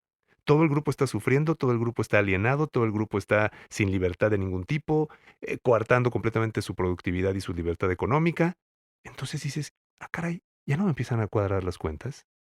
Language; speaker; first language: Spanish; native; Spanish